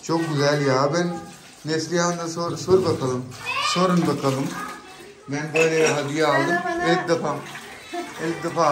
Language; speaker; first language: Turkish; non-native, learner; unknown